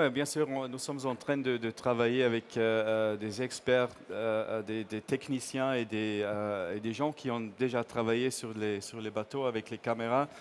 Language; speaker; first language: French; non-native, fluent; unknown